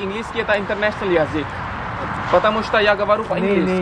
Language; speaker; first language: Russian; non-native, learner; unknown